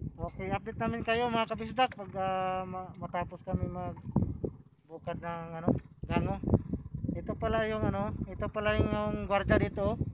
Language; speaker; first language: Filipino; non-native, local second language; Cebuano